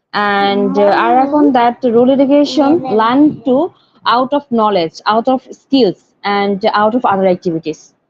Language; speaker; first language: English; non-native, learner; Bangla